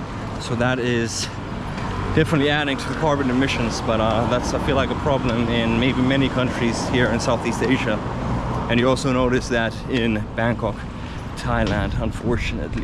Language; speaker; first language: English; non-native, fluent; Finnish